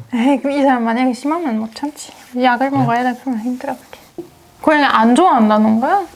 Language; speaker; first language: Korean; non-native, fluent; Turkish